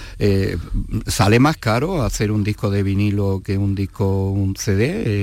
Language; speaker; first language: Spanish; native; Spanish